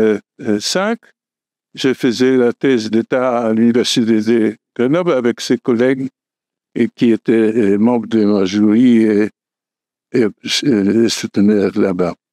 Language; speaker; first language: French; non-native, fluent; Polish